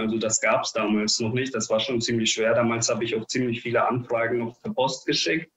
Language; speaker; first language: German; early bilingual, other home language; Russian